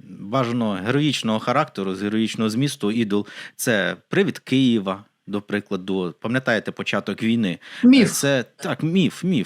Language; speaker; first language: Ukrainian; native; Ukrainian